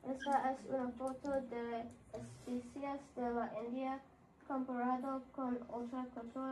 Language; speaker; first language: Spanish; non-native, learner; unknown